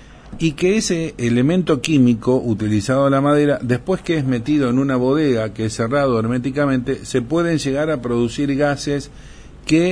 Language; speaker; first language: Spanish; native; Spanish